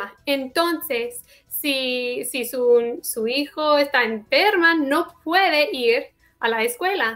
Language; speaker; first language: Spanish; non-native, fluent; English